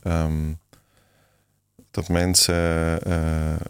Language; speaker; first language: Dutch; non-native, fluent; German